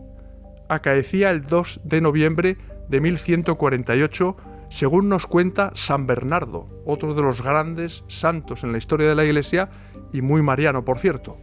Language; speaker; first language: Spanish; native; Spanish